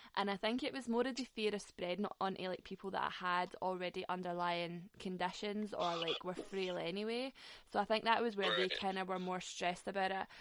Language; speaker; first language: English; native; English